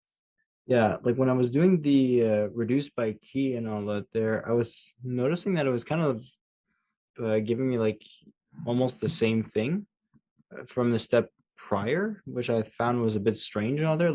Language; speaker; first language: English; native; English